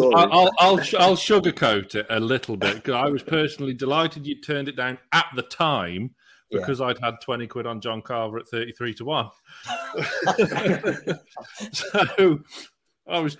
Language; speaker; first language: English; native; English